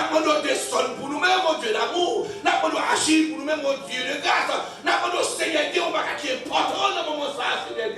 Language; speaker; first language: French; non-native, local second language; Haitian Creole